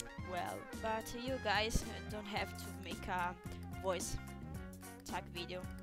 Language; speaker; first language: English; non-native, learner; Italian